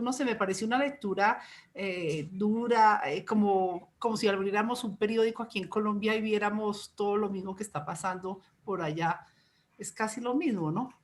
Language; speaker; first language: Spanish; native; Spanish